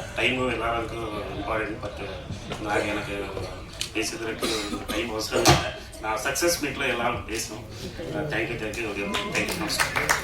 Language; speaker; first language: Tamil; non-native, learner; Telugu